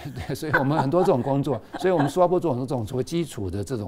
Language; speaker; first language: Chinese; native; Chinese